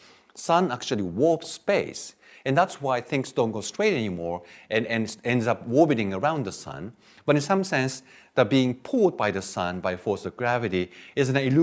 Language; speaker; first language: English; non-native, fluent; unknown